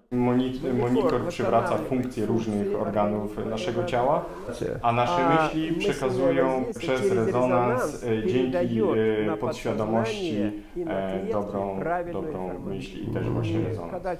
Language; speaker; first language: Polish; non-native, fluent; Russian